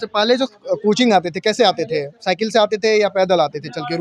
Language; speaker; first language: Hindi; native; Hindi